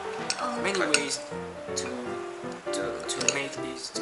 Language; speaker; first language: English; non-native, learner; Chinese